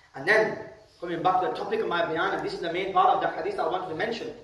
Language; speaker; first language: English; early bilingual, other home language; Urdu